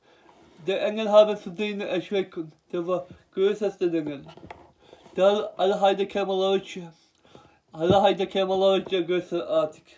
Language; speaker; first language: German; non-native, learner; Turkish